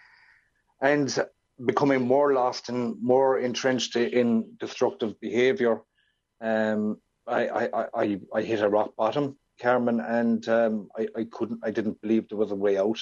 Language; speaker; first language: English; native; English